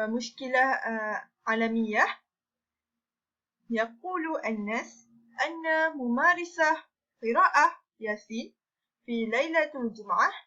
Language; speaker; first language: Arabic; non-native, learner; Malay